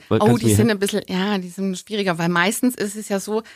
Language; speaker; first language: German; native; German